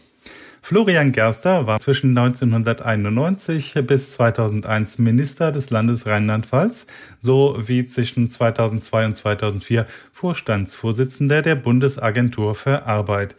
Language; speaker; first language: German; native; German